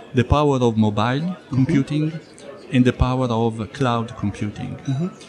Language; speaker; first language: English; non-native, fluent; Italian